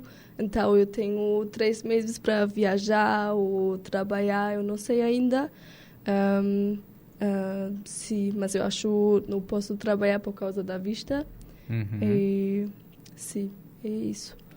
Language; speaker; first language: Portuguese; non-native, learner; German